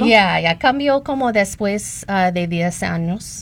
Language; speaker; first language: Spanish; non-native, learner; English